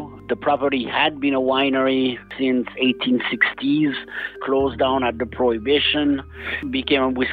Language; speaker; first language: English; non-native, fluent; French